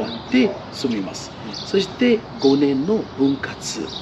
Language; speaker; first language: Japanese; non-native, learner; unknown